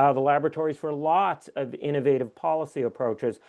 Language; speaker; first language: English; native; English